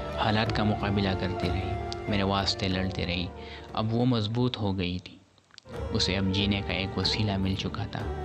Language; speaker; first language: Urdu; non-native, local second language; Pashto